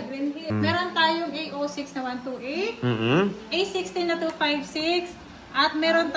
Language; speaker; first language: Filipino; native; Filipino